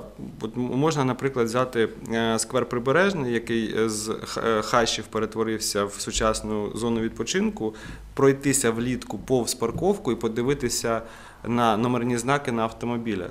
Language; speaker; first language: Ukrainian; native; Ukrainian